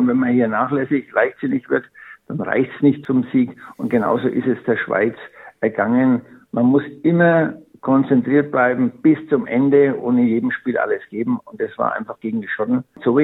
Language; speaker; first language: German; native; German